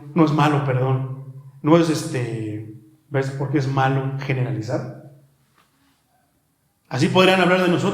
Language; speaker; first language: Spanish; native; Spanish